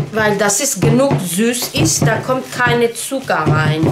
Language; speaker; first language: German; non-native, learner; Turkish